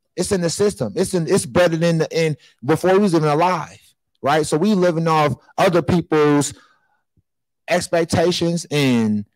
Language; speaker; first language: English; native; English